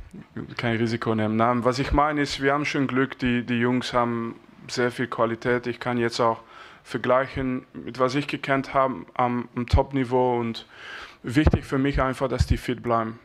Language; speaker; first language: German; non-native, fluent; French